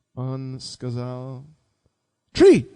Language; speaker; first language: Russian; non-native, learner; English